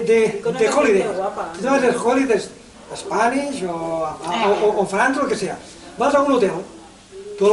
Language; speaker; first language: Spanish; non-native, local second language; Catalan